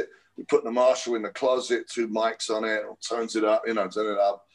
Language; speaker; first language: English; native; English